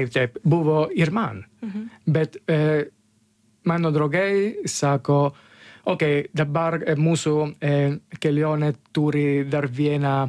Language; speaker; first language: Lithuanian; non-native, learner; Italian